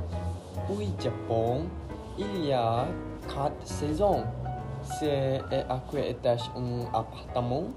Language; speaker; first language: French; non-native, learner; Malay